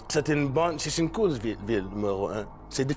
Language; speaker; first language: French; non-native, local second language; English